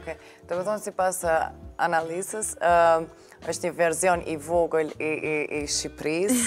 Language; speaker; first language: Albanian; native; Albanian